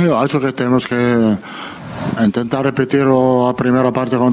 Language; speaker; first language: Portuguese; non-native, fluent; Italian